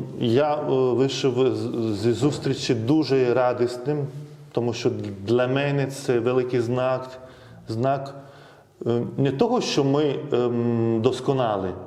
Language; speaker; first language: Ukrainian; non-native, fluent; Lithuanian